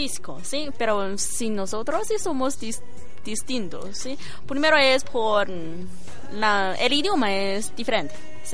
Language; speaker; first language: Spanish; non-native, learner; Chinese